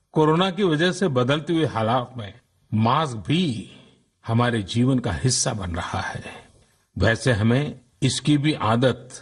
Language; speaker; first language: Hindi; non-native, local second language; Gujarati